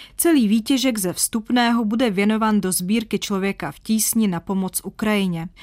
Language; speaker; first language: Czech; native; Czech